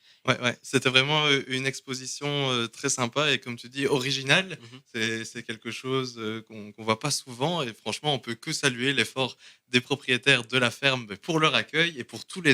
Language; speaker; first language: French; native; French